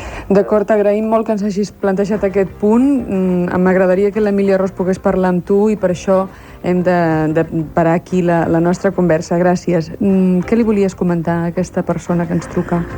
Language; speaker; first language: Catalan; native; Catalan